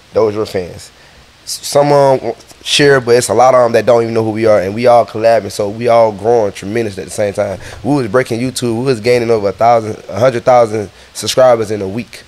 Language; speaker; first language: English; native; English